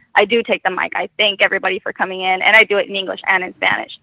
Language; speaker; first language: English; early bilingual, other home language; Spanish